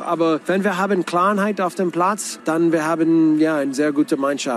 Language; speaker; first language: German; non-native, learner; English